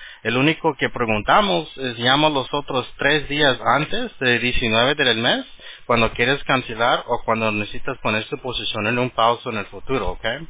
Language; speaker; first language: Spanish; early bilingual, heritage; Spanish